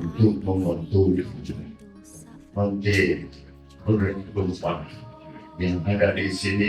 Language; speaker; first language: Indonesian; non-native, learner; Thai